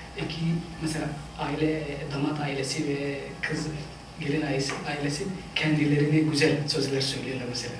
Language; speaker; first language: Turkish; non-native, fluent; Somali